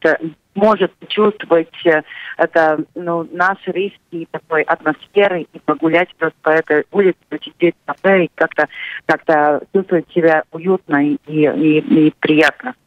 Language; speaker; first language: Russian; non-native, local second language; Latvian